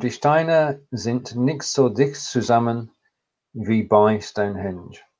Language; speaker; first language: German; non-native, learner; English